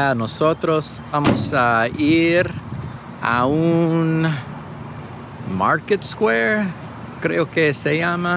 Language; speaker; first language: Spanish; non-native, learner; English